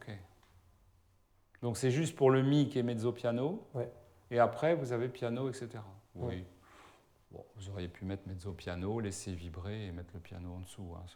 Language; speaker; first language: French; native; French